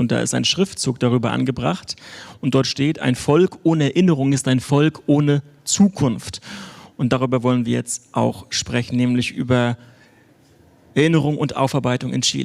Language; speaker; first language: German; native; German